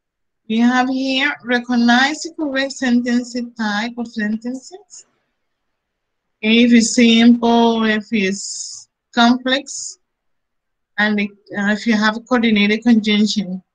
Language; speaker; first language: English; non-native, fluent; Spanish